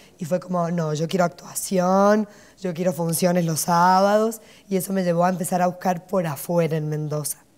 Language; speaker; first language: Spanish; native; Spanish